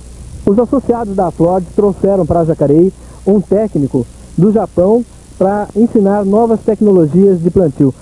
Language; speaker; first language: Portuguese; native; Portuguese